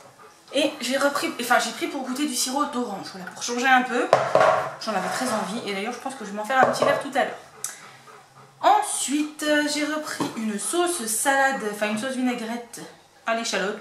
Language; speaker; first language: French; native; French